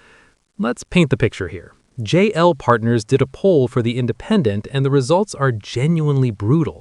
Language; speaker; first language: English; native; English